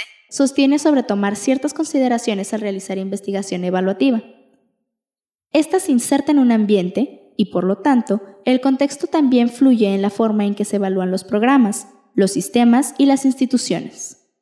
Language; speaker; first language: Spanish; native; Spanish